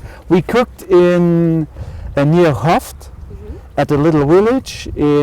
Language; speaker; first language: English; non-native, learner; German